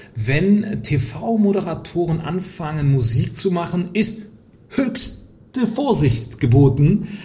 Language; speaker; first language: German; early bilingual, heritage; Polish